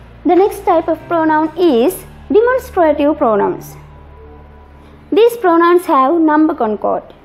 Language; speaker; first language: English; non-native, local second language; Sinhala